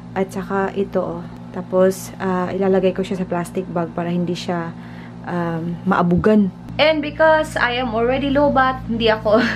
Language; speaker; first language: Filipino; native; Filipino